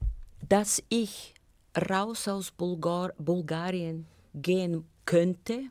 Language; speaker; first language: German; non-native, learner; Bulgarian